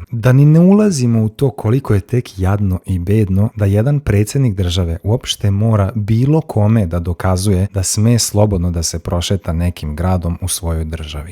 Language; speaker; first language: Serbian; native; Serbian